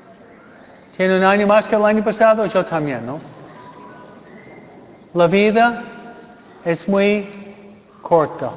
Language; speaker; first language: Spanish; non-native, fluent; English